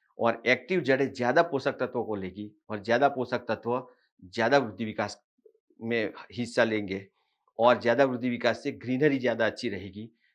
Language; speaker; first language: Hindi; non-native, local second language; Marathi